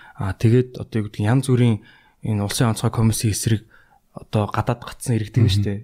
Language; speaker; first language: Mongolian; native; Mongolian